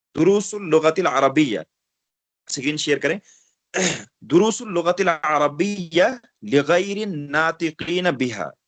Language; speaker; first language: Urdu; non-native, local second language; Kashmiri